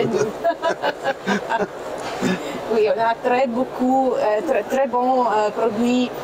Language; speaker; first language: French; non-native, fluent; Italian